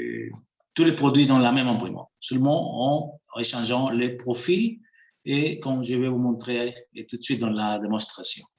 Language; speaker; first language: French; non-native, fluent; Spanish